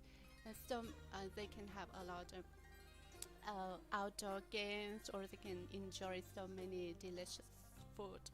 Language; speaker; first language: English; non-native, learner; Vietnamese